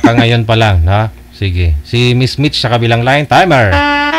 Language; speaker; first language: Filipino; native; Filipino